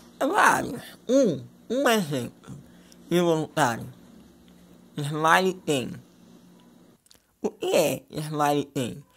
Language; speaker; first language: Portuguese; non-native, local second language; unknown